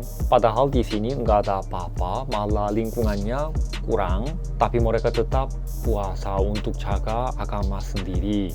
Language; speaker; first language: Indonesian; non-native, fluent; Korean